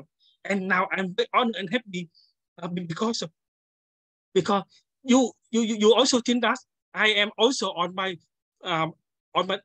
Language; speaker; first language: English; non-native, learner; Vietnamese